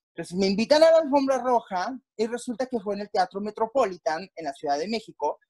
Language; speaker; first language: Spanish; native; Spanish